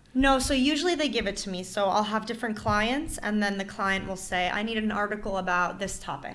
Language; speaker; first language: English; native; English